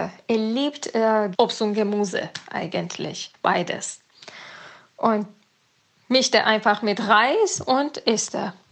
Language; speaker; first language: German; non-native, learner; Persian